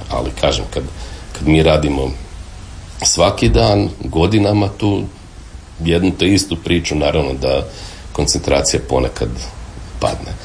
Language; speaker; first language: Serbian; native; Serbian